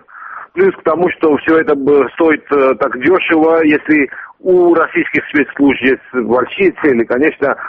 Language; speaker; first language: Russian; non-native, fluent; Georgian